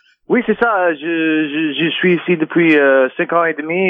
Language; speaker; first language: French; non-native, fluent; English